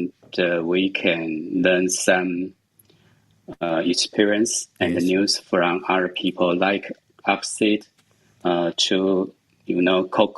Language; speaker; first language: English; non-native, learner; Chinese